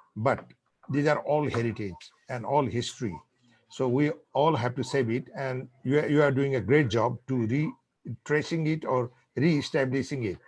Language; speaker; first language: English; non-native, local second language; Nepali